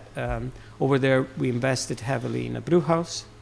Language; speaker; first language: English; non-native, fluent; Serbian